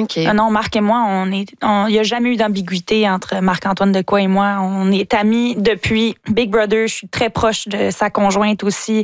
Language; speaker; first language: French; native; French